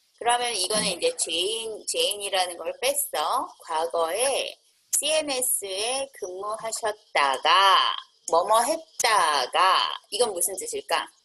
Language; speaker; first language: Korean; native; Korean